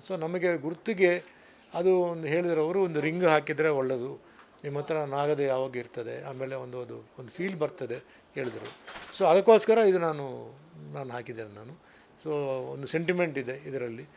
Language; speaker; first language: Kannada; non-native, local second language; Tulu